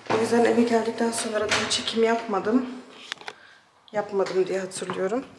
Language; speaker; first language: Turkish; early bilingual, heritage; Turkish